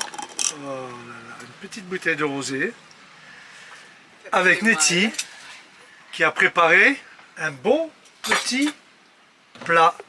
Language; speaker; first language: French; native; French